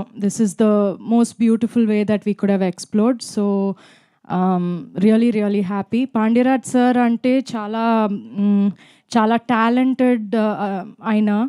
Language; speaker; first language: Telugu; non-native, fluent; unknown